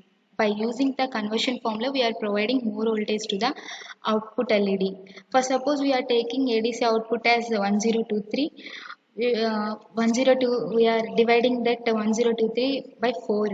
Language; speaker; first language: English; non-native, local second language; Telugu